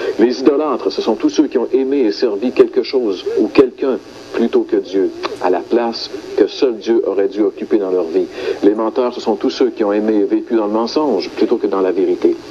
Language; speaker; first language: French; native; French